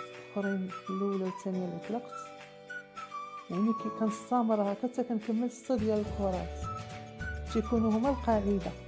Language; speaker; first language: Arabic; native; Arabic